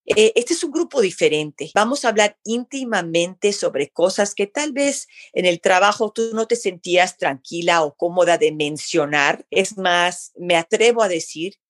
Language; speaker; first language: Spanish; early bilingual, heritage; Spanish